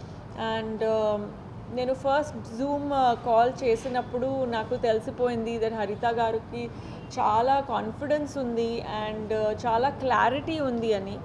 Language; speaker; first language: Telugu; non-native, learner; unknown